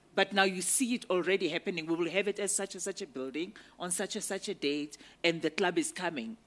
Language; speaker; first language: English; non-native, local second language; Northern Sotho